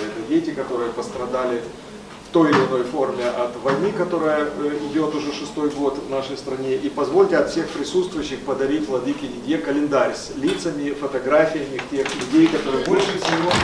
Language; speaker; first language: Russian; native; Russian